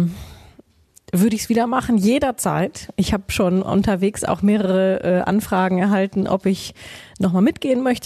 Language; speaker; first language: German; native; German